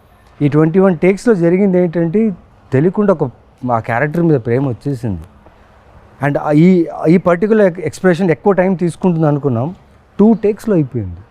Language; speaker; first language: Telugu; native; Telugu